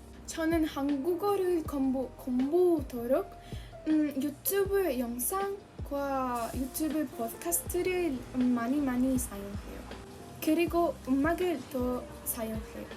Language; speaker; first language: Korean; non-native, learner; Spanish